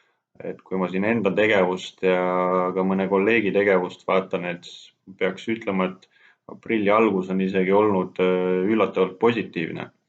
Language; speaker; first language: Estonian; native; Estonian